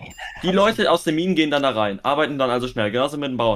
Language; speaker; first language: German; native; German